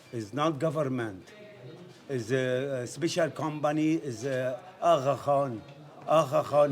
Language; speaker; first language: English; non-native, learner; Arabic